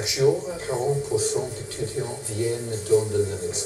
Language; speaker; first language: French; non-native, fluent; English